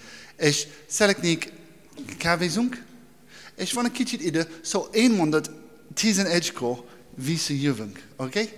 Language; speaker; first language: Hungarian; non-native, learner; English